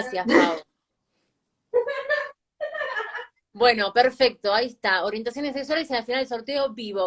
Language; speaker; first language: Spanish; native; Spanish